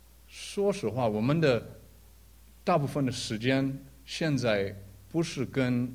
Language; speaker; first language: Chinese; early bilingual, heritage; English